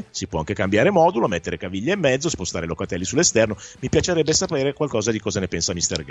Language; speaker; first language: Italian; native; Italian